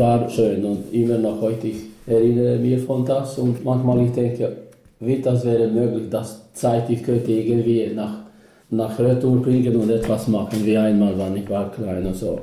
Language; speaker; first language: German; non-native, learner; Albanian